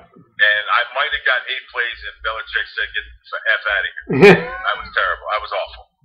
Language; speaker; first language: English; native; English